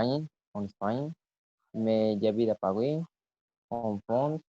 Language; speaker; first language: French; non-native, learner; Spanish